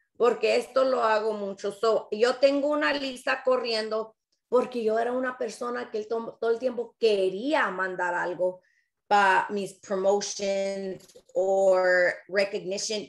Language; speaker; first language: Spanish; early bilingual, other home language; English